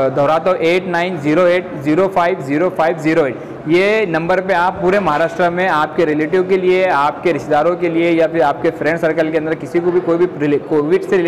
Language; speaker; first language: Hindi; native; Hindi